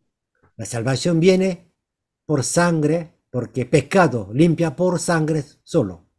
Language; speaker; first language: Spanish; non-native, learner; Korean